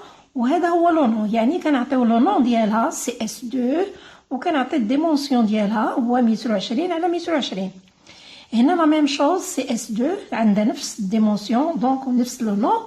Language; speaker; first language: Arabic; native; Arabic